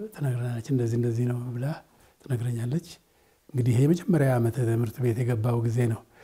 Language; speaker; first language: Amharic; non-native, local second language; Oromo